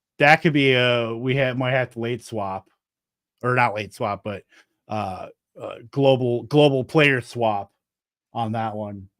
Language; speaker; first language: English; native; English